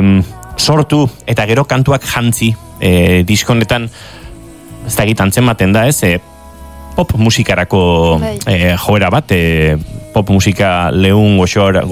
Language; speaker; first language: Basque; native; Basque